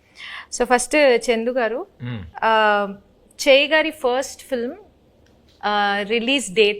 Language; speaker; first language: Telugu; native; Telugu